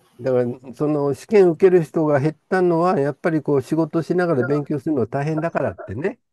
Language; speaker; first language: Japanese; native; Japanese